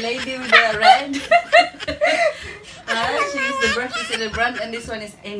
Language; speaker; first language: English; non-native, learner; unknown